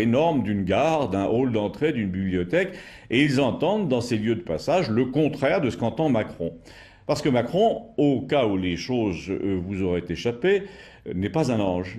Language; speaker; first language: French; native; French